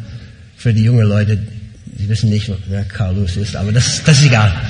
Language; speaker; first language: German; non-native, fluent; English